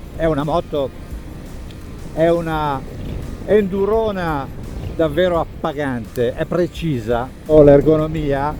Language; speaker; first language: Italian; native; Italian